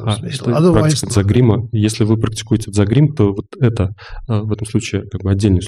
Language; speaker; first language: Russian; native; Russian